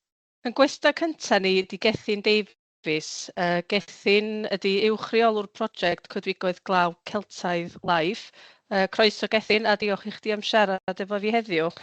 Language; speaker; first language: Welsh; native; Welsh